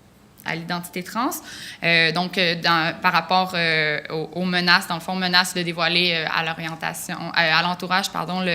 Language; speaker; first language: French; native; French